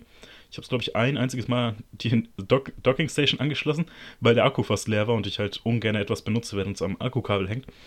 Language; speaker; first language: German; native; German